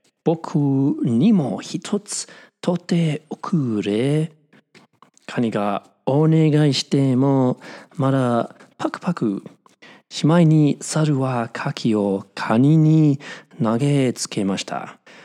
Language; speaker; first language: Japanese; non-native, fluent; English